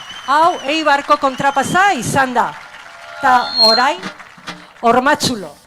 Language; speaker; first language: Basque; native; Basque